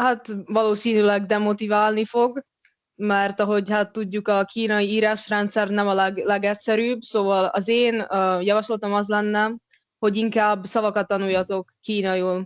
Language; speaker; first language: Hungarian; non-native, local second language; Russian